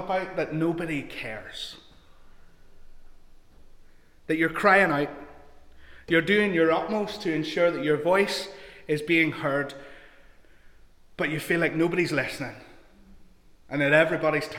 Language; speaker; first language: English; native; English